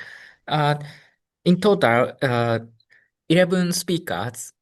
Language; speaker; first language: English; non-native, learner; Japanese